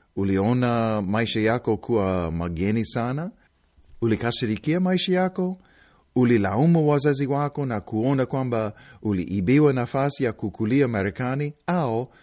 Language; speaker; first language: Swahili; non-native, fluent; English